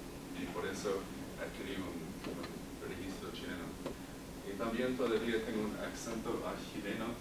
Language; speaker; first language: Spanish; non-native, learner; English